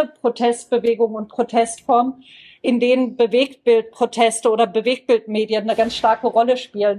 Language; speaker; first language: German; native; German